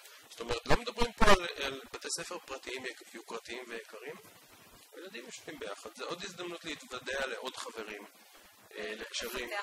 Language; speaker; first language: Hebrew; native; Hebrew